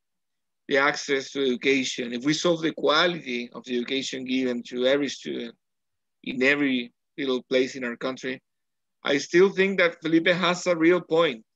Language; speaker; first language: English; non-native, fluent; Spanish